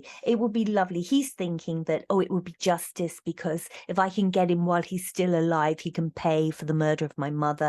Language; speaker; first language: English; native; English